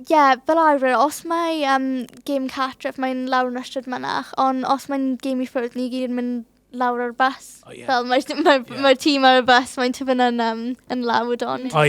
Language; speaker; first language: Welsh; non-native, local second language; English